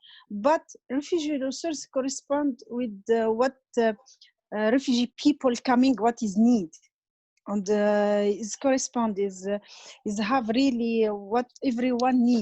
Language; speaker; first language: English; non-native, learner; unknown